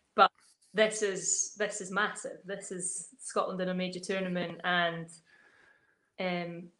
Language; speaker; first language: English; native; English